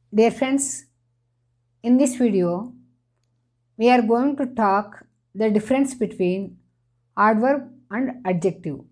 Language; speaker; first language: English; non-native, fluent; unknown